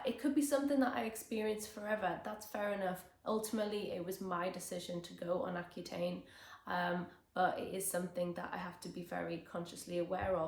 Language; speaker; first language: English; native; English